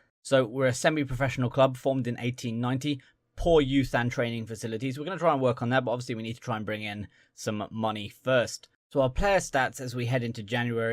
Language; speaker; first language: English; native; English